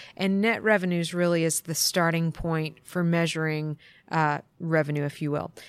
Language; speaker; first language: English; native; English